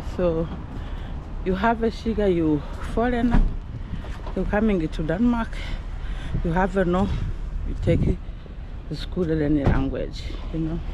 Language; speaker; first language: English; non-native, learner; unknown